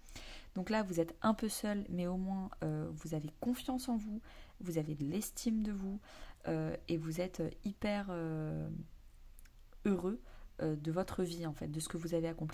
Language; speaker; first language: French; native; French